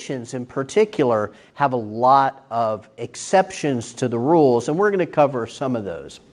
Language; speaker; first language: English; native; English